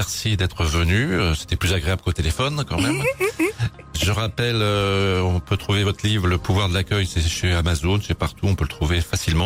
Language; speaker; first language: French; native; French